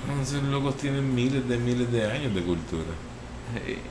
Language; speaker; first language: Spanish; native; Spanish